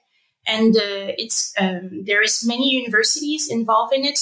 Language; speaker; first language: English; non-native, fluent; French